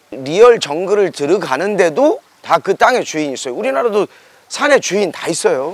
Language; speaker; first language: Korean; native; Korean